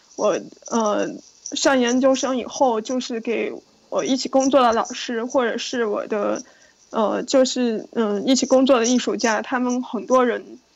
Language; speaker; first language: Chinese; native; Chinese